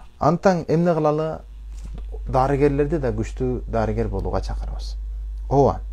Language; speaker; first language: Kyrgyz; early bilingual, heritage; Kyrgyz